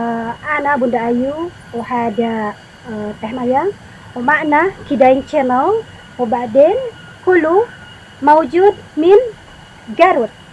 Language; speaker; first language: Arabic; non-native, learner; Indonesian